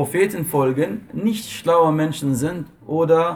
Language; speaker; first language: German; non-native, fluent; Arabic